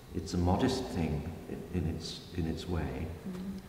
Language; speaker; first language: English; native; English